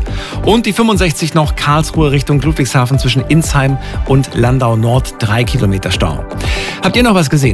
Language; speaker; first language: German; native; German